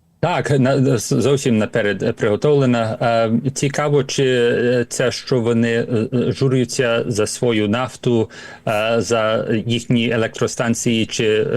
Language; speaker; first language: Ukrainian; early bilingual, heritage; Ukrainian